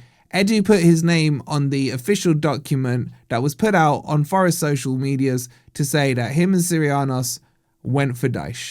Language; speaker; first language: English; native; English